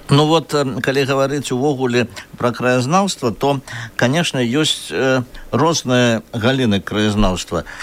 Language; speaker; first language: Belarusian; native; Belarusian